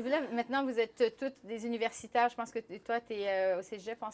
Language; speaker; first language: French; native; French